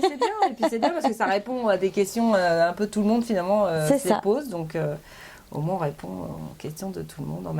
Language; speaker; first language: French; native; French